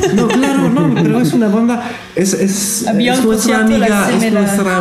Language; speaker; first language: Spanish; non-native, learner; French